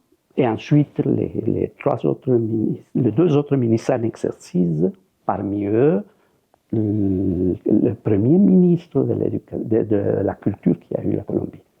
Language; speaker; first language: French; non-native, fluent; Spanish